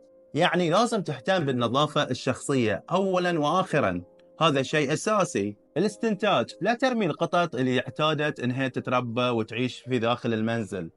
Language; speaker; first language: Arabic; native; Arabic